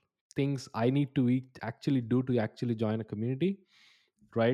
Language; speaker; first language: English; non-native, local second language; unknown